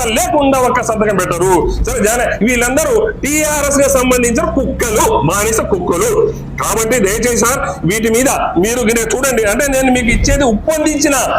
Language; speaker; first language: Telugu; native; Telugu